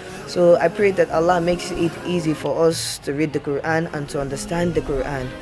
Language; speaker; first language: English; non-native, local second language; Yoruba